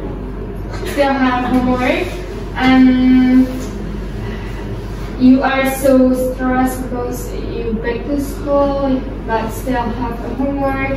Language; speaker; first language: English; non-native, learner; Indonesian